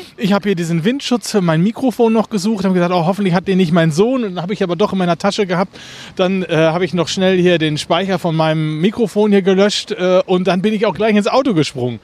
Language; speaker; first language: German; native; German